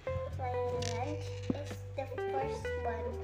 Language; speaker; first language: English; non-native, learner; Indonesian